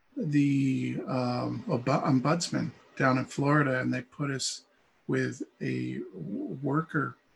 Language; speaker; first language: English; native; English